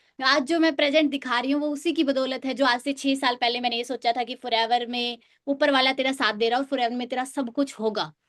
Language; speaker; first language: Hindi; native; Hindi